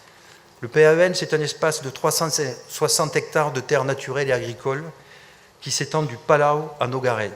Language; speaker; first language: French; native; French